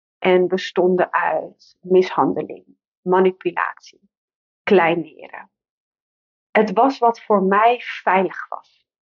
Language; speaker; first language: Dutch; native; Dutch